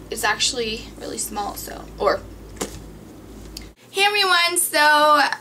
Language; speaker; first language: English; non-native, fluent; Danish